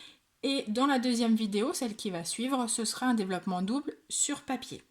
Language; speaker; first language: French; native; French